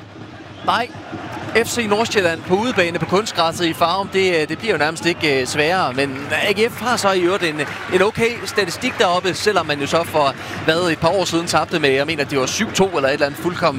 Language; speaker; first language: Danish; native; Danish